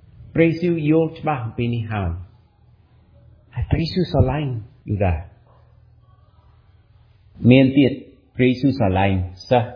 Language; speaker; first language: Khmer; non-native, fluent; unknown